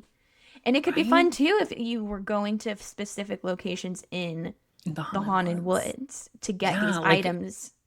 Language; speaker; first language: English; native; English